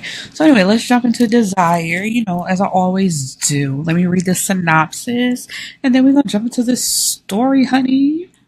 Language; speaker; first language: English; native; English